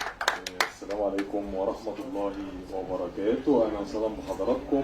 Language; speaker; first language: Arabic; native; Arabic